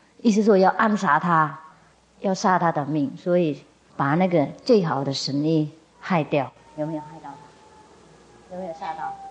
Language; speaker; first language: Chinese; non-native, fluent; Vietnamese